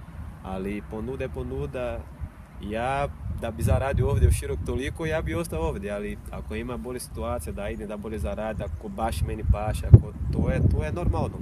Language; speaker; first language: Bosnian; non-native, fluent; Portuguese